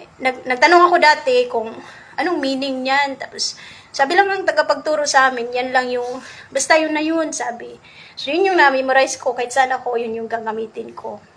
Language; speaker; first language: Filipino; non-native, local second language; Cebuano